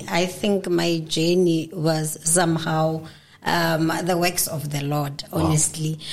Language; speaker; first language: English; non-native, local second language; Northern Sotho